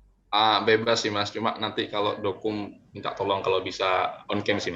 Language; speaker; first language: Indonesian; non-native, local second language; Madurese